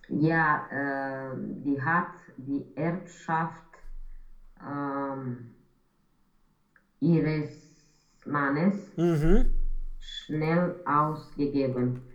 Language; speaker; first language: German; non-native, learner; Romanian